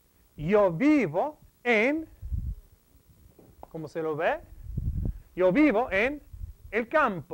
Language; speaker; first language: Spanish; non-native, fluent; English